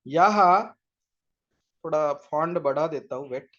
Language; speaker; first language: Hindi; non-native, local second language; Marathi